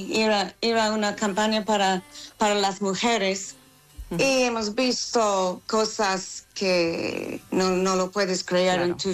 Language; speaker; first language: Spanish; non-native, learner; English